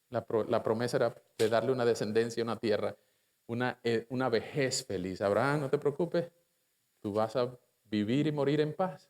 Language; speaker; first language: Spanish; native; Spanish